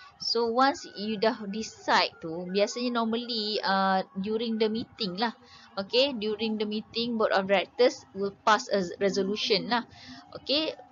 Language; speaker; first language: English; non-native, local second language; Malay